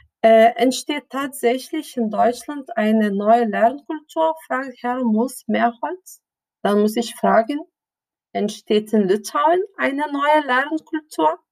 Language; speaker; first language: German; non-native, fluent; Lithuanian